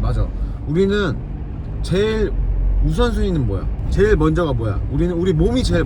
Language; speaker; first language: Korean; native; Korean